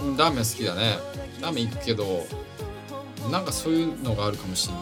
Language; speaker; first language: Japanese; native; Japanese